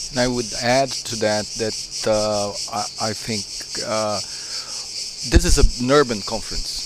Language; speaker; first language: English; non-native, fluent; Portuguese